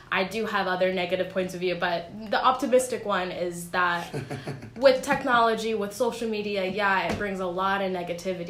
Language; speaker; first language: English; native; English